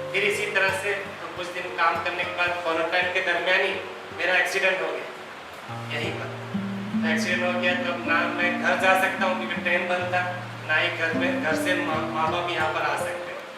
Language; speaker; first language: Hindi; native; Hindi